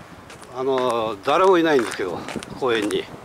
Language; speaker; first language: Japanese; native; Japanese